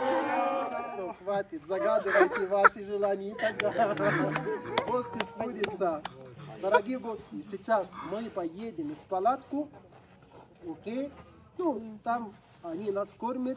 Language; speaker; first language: Russian; non-native, fluent; Arabic